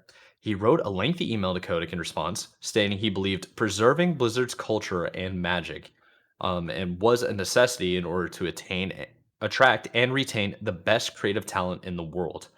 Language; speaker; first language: English; native; English